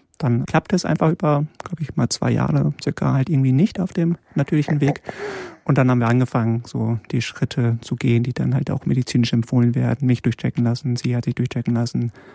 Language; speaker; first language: German; early bilingual, other home language; Polish